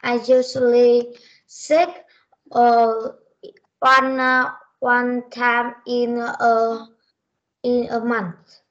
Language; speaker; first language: English; non-native, learner; Vietnamese